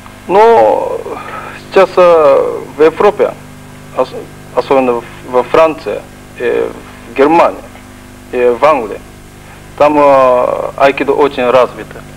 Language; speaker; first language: Russian; non-native, fluent; Japanese